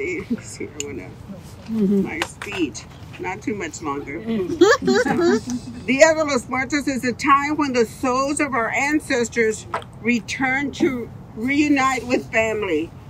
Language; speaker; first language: English; early bilingual, other home language; Spanish